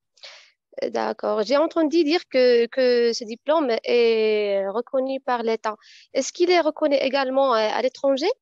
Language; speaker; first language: French; non-native, fluent; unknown